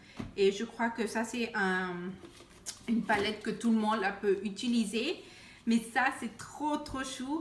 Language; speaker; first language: French; non-native, fluent; Spanish